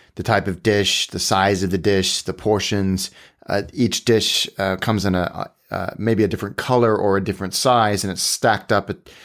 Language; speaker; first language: English; native; English